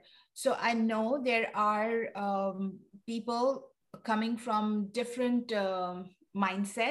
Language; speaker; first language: English; non-native, local second language; Urdu